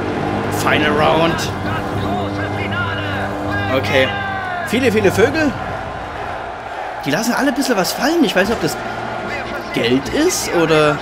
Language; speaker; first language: German; native; German